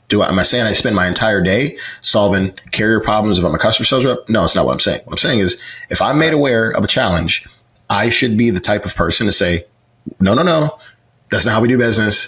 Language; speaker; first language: English; native; English